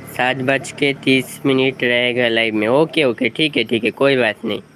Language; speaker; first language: Hindi; non-native, local second language; Bangla